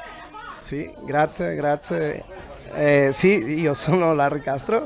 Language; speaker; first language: Italian; non-native, fluent; Spanish